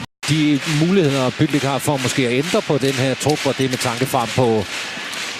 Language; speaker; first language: Danish; native; Danish